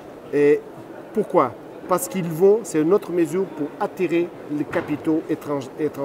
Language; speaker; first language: French; non-native, fluent; Portuguese